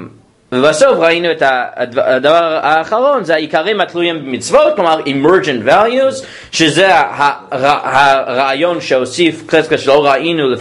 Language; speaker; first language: Hebrew; non-native, fluent; English